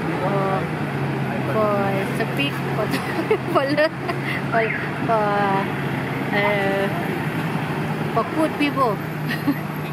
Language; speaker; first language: English; non-native, learner; Thai